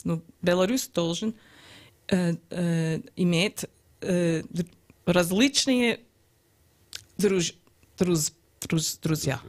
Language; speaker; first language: Russian; non-native, learner; English